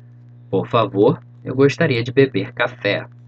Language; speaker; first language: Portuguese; non-native, fluent; English